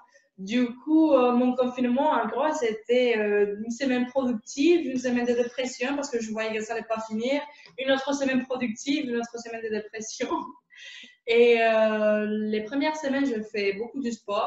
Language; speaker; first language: French; non-native, fluent; Spanish